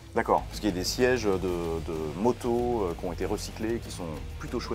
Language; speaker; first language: French; native; French